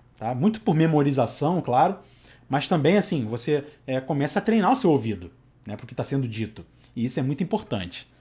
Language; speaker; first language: Portuguese; native; Portuguese